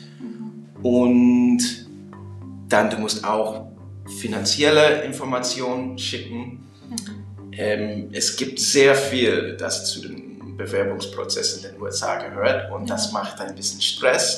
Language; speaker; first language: German; non-native, fluent; English